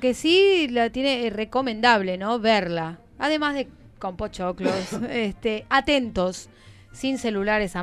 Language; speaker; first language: Spanish; native; Spanish